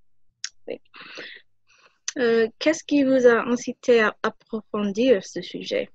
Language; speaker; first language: French; non-native, fluent; English